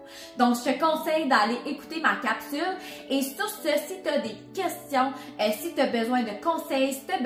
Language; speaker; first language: French; native; French